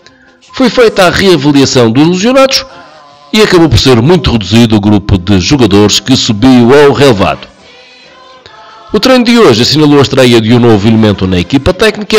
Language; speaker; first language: Portuguese; native; Portuguese